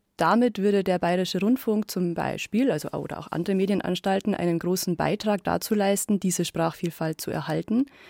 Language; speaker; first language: German; native; German